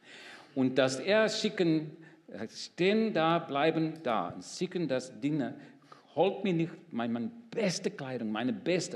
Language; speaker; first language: German; non-native, learner; English